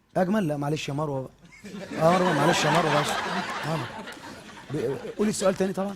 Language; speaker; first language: Egyptian Arabic; native; Egyptian Arabic